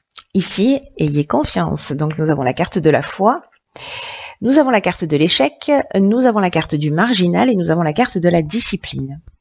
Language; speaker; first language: French; native; French